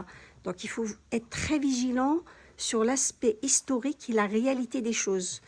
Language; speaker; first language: French; non-native, local second language; Kabyle